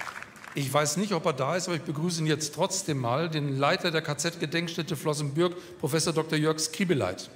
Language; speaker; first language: German; native; German